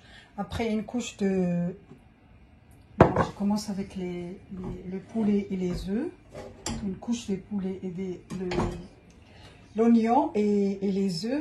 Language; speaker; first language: French; non-native, local second language; Arabic